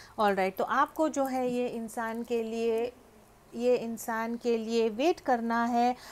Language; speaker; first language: Hindi; native; Hindi